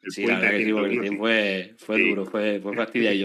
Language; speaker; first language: Spanish; native; Spanish